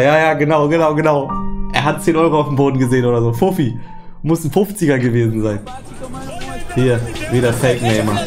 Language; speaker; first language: German; native; German